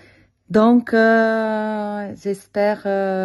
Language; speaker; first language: French; non-native, fluent; Portuguese